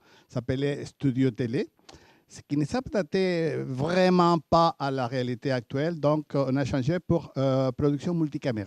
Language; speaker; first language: French; native; French